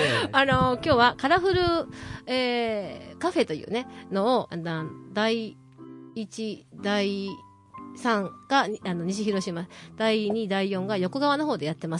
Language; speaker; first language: Japanese; native; Japanese